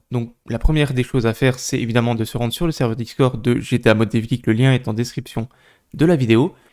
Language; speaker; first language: French; native; French